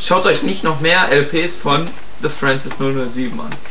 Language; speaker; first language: German; early bilingual, other home language; Turkish